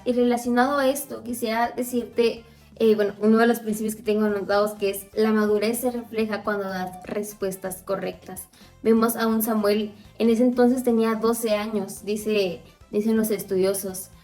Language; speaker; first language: Spanish; native; Spanish